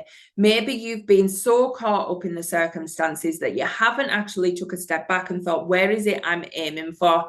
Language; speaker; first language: English; native; English